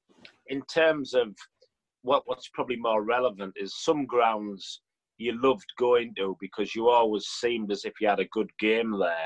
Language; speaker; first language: English; native; English